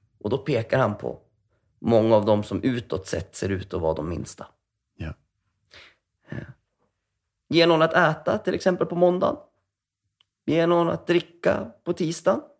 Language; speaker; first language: Swedish; native; Swedish